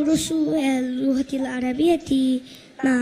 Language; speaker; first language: Arabic; non-native, learner; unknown